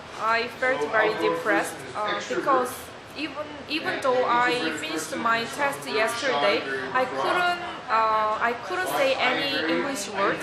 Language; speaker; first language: English; non-native, learner; Korean